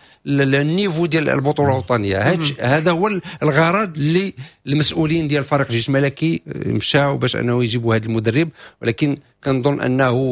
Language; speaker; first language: Arabic; native; Arabic